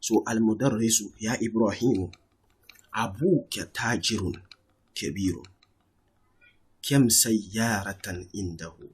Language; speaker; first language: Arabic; non-native, fluent; English